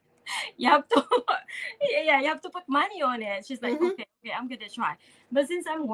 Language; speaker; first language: English; non-native, local second language; Filipino